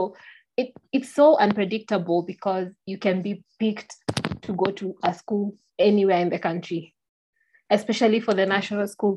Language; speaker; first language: English; non-native, local second language; Kikuyu